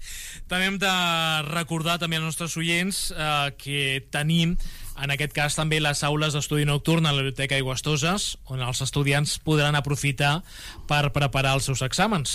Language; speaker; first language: Catalan; native; Catalan